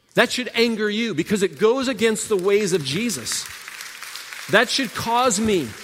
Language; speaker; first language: English; native; English